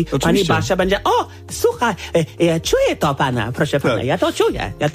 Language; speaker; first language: Polish; non-native, fluent; English